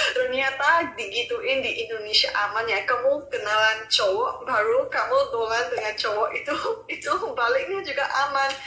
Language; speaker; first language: Malay; non-native, local second language; Chinese